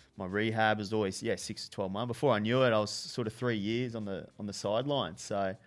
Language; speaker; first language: English; native; English